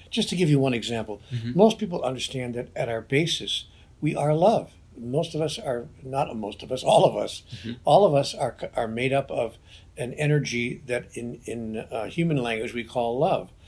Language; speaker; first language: English; native; English